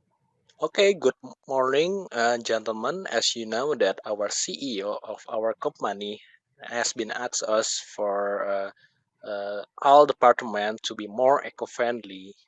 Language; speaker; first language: English; non-native, learner; Indonesian